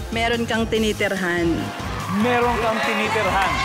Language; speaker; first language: Filipino; native; Filipino